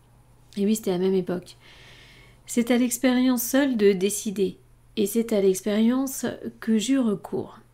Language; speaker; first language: French; native; French